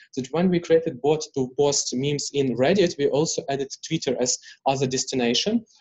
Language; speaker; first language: English; non-native, fluent; Ukrainian